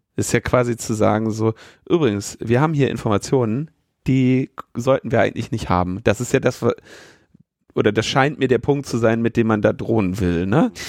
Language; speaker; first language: German; native; German